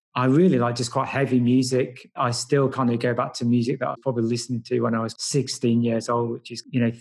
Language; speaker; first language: English; native; English